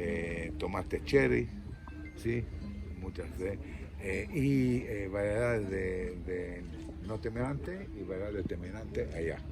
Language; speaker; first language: Spanish; non-native, fluent; Hebrew